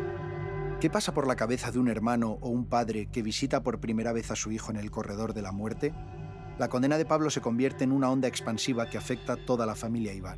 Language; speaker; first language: Spanish; native; Spanish